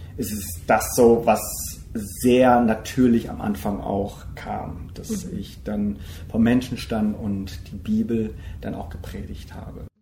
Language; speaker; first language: German; early bilingual, other home language; Korean